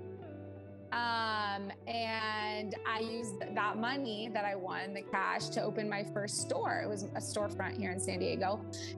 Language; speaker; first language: English; early bilingual, other home language; Portuguese